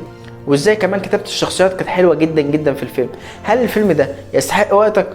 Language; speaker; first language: Arabic; native; Arabic